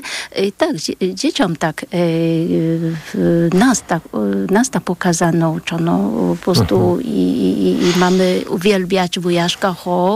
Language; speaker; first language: Polish; early bilingual, other home language; Vietnamese